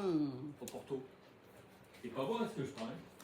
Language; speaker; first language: French; native; French